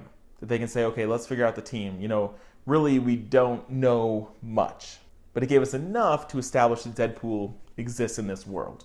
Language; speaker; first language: English; native; English